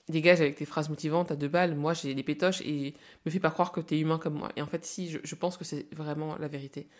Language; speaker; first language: French; native; French